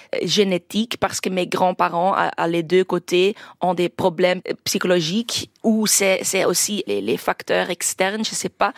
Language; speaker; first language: French; non-native, local second language; Dutch